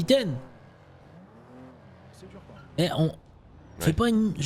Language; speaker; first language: French; native; French